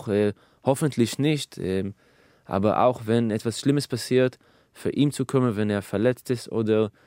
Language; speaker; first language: German; non-native, fluent; Hebrew